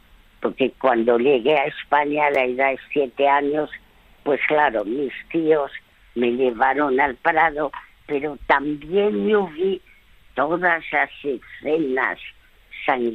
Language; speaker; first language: Spanish; early bilingual, other home language; French